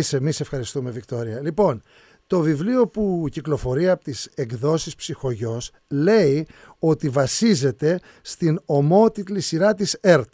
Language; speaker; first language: Greek; native; Greek